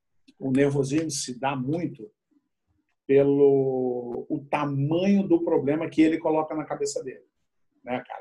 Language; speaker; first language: Portuguese; native; Portuguese